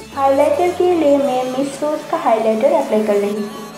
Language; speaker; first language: Hindi; non-native, learner; Bangla